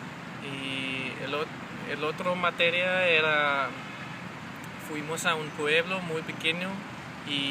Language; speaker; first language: Spanish; non-native, learner; Danish